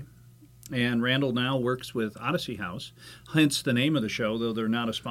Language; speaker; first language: English; native; English